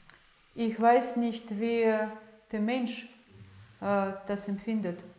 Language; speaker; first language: German; non-native, fluent; Russian